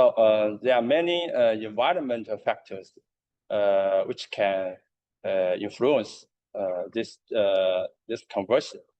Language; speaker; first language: English; non-native, learner; Chinese